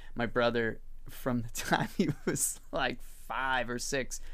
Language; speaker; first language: English; native; English